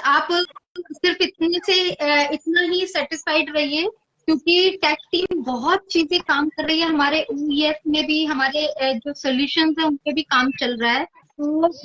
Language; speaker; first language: Hindi; native; Hindi